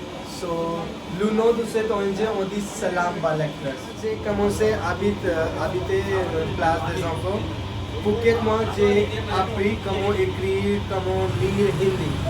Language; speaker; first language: French; non-native, learner; Hindi